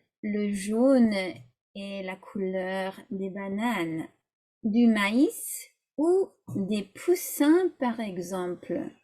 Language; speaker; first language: French; non-native, fluent; English